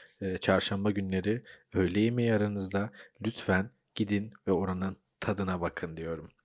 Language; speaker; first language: Turkish; native; Turkish